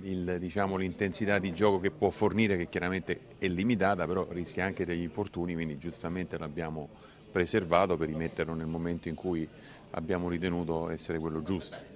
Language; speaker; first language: Italian; native; Italian